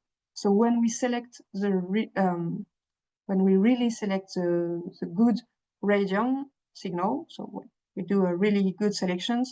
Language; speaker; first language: English; non-native, fluent; French